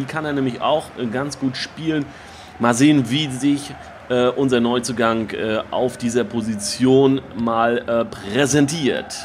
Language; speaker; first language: German; native; German